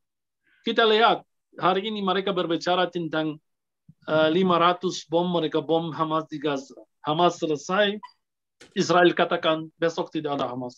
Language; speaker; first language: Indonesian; non-native, fluent; Arabic